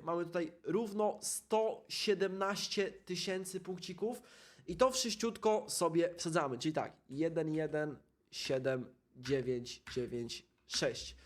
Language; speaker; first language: Polish; native; Polish